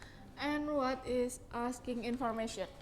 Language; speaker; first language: English; non-native, learner; Indonesian